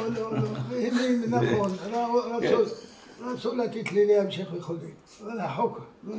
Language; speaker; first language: Hebrew; non-native, fluent; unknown